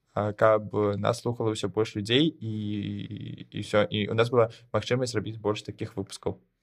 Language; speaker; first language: Belarusian; non-native, local second language; Russian